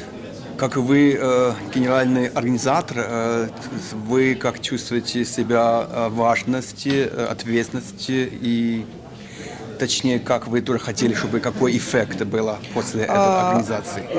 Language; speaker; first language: Russian; non-native, learner; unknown